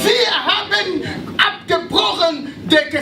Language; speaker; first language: German; non-native, learner; French